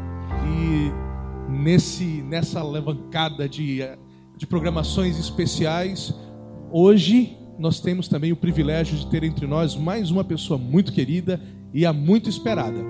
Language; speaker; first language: Portuguese; native; Portuguese